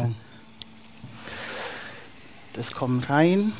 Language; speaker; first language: German; non-native, fluent; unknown